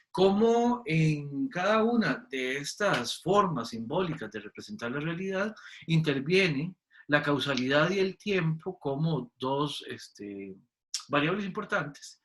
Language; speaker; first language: Spanish; native; Spanish